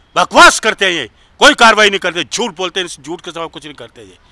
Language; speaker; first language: Hindi; native; Hindi